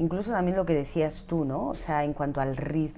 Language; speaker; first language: Spanish; native; Spanish